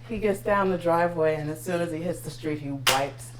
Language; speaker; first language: English; native; English